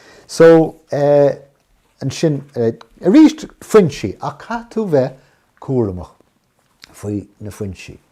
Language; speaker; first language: Irish; non-native, local second language; English